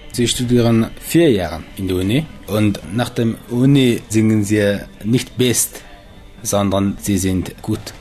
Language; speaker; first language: German; non-native, learner; Mongolian